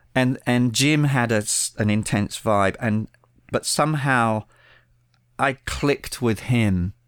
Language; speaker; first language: English; early bilingual, other home language; Spanish